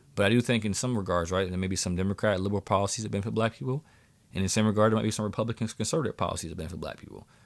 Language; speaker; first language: English; native; English